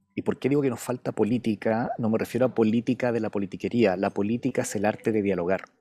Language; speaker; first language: Spanish; native; Spanish